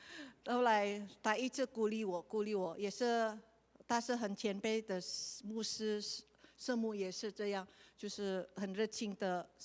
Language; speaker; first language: Chinese; non-native, learner; Indonesian